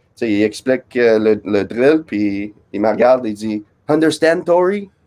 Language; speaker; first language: French; non-native, fluent; English